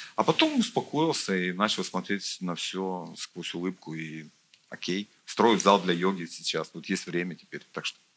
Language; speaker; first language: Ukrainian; non-native, local second language; Russian